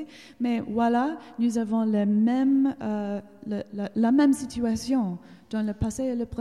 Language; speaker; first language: French; non-native, learner; English